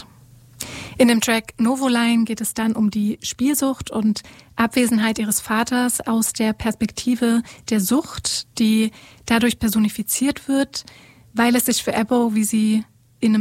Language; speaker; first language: German; native; German